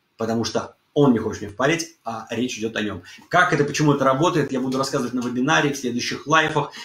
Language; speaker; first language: Russian; early bilingual, heritage; Russian